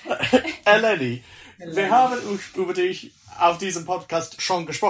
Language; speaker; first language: German; non-native, learner; English